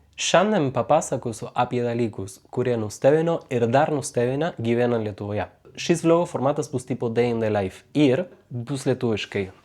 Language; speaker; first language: Lithuanian; non-native, fluent; Spanish